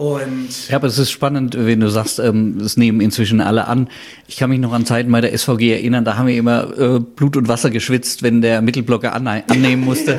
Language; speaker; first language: German; native; German